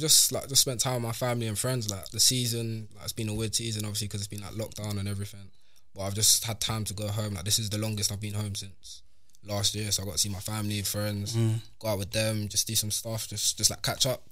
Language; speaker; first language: English; native; English